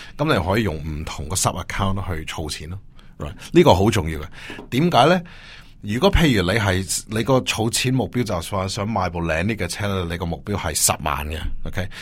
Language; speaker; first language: Cantonese; early bilingual, heritage; Cantonese